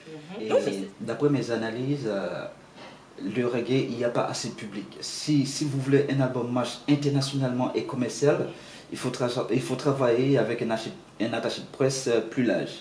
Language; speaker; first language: French; non-native, local second language; Haitian Creole